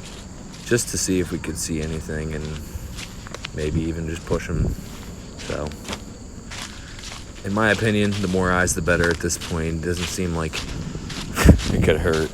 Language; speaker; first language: English; native; English